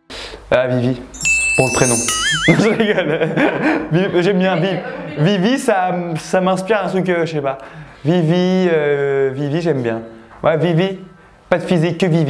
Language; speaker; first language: French; native; French